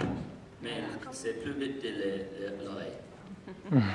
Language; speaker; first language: French; non-native, learner; English